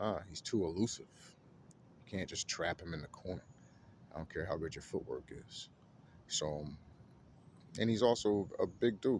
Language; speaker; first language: English; native; English